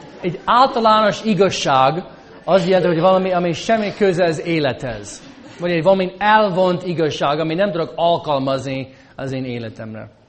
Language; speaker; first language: Hungarian; non-native, fluent; English